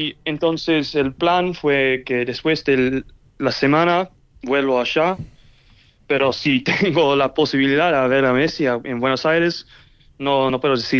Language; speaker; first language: Spanish; early bilingual, heritage; English